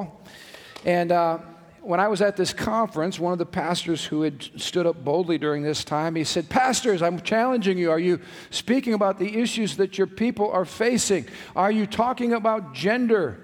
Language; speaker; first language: English; native; English